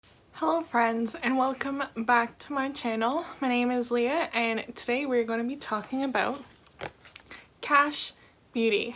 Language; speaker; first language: English; native; English